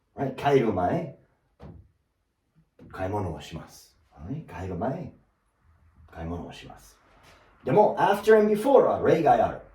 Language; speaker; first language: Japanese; non-native, learner; English